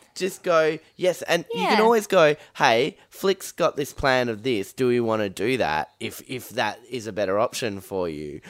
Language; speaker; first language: English; native; English